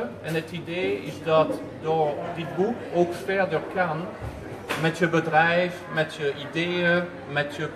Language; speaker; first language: Dutch; non-native, fluent; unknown